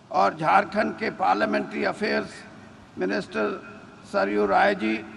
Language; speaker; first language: Hindi; native; Hindi